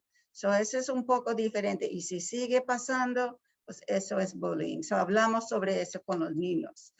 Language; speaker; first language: Spanish; early bilingual, heritage; Spanish